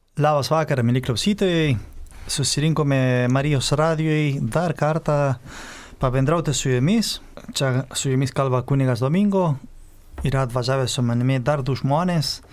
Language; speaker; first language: Lithuanian; non-native, fluent; Spanish